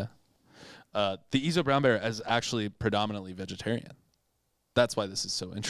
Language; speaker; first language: English; native; English